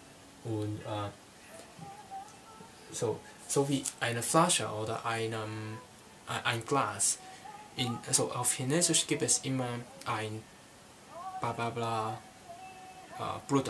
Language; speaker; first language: German; non-native, learner; Cantonese